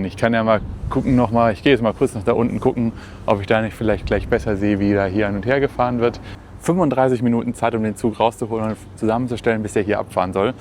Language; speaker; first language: German; native; German